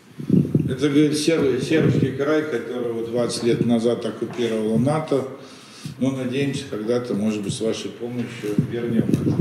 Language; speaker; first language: Russian; native; Russian